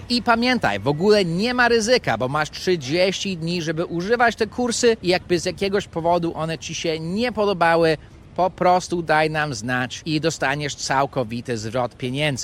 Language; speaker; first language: Polish; non-native, fluent; English